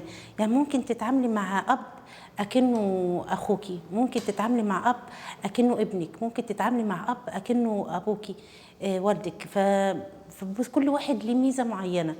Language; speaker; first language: Arabic; native; Arabic